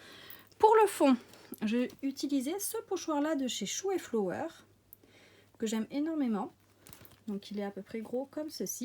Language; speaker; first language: French; native; French